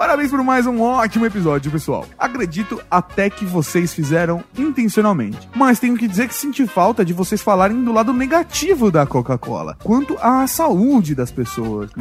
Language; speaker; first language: Portuguese; native; Portuguese